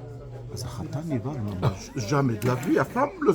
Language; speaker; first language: Hebrew; non-native, fluent; French